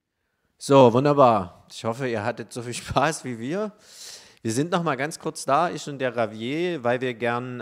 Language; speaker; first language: German; native; German